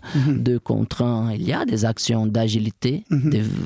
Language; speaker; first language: French; non-native, fluent; Portuguese